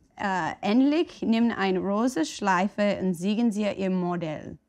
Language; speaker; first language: German; non-native, fluent; English